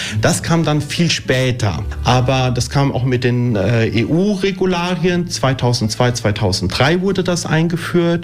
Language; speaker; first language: German; early bilingual, other home language; Italian